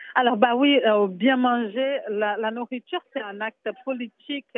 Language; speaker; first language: French; non-native, fluent; Portuguese